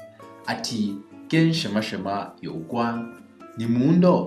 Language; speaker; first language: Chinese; non-native, learner; Swahili